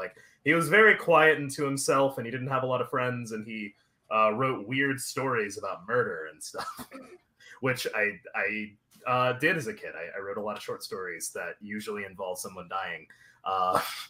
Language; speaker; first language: English; native; English